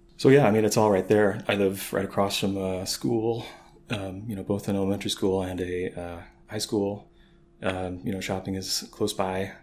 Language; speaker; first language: English; native; English